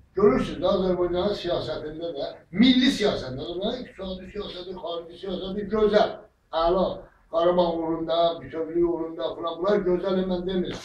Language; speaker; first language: Azerbaijani; non-native, local second language; Talysh